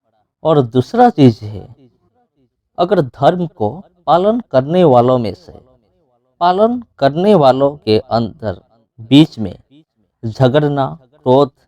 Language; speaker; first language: Hindi; non-native, local second language; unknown